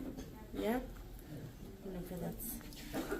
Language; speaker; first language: English; non-native, learner; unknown